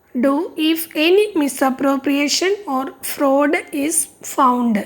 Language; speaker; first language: English; non-native, local second language; Malayalam